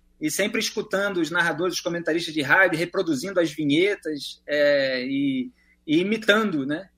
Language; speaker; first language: Portuguese; native; Portuguese